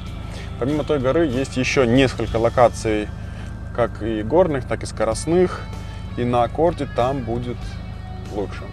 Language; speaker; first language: Russian; native; Russian